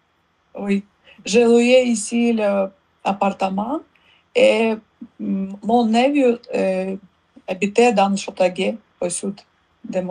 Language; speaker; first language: French; non-native, learner; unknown